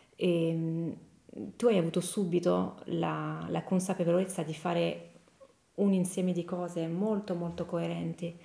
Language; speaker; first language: Italian; non-native, fluent; French